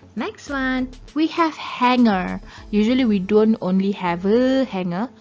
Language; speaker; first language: English; non-native, local second language; Malay